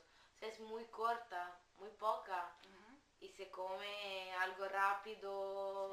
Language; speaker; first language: Spanish; non-native, fluent; Italian